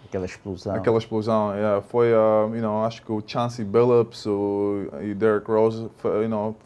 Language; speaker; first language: Portuguese; non-native, fluent; English